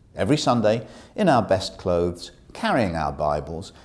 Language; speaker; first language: English; native; English